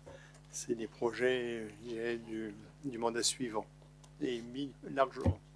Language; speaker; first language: French; native; French